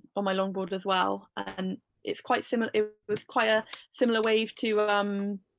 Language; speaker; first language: English; native; English